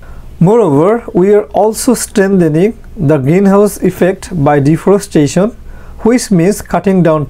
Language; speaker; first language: English; non-native, fluent; Bangla